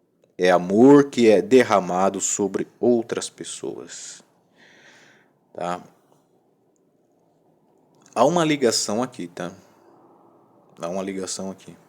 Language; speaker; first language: Portuguese; native; Portuguese